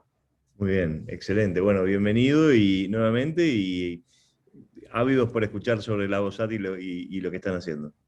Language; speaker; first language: Spanish; native; Spanish